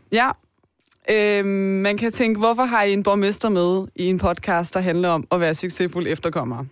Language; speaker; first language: Danish; early bilingual, other home language; Persian